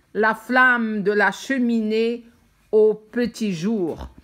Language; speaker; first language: French; non-native, local second language; Arabic